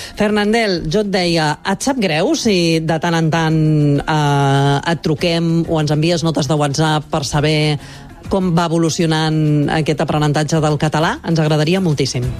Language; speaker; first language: Catalan; native; Catalan